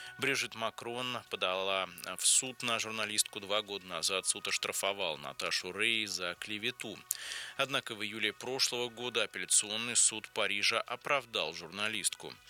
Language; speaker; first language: Russian; native; Russian